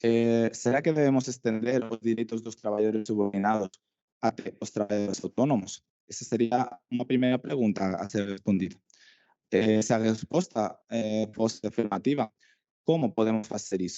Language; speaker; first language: Portuguese; non-native, fluent; Spanish